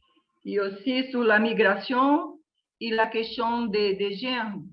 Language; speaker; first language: French; non-native, learner; Portuguese